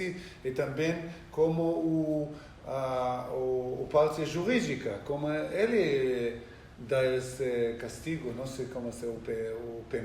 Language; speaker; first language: Portuguese; non-native, learner; Hebrew